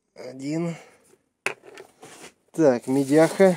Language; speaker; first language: Russian; native; Russian